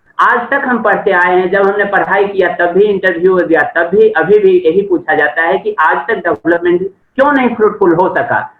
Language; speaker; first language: Hindi; native; Hindi